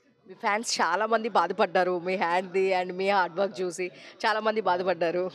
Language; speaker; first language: Telugu; native; Telugu